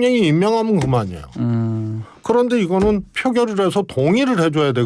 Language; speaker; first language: Korean; native; Korean